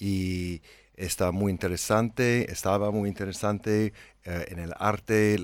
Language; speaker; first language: Spanish; non-native, learner; English